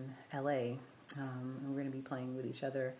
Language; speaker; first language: English; native; English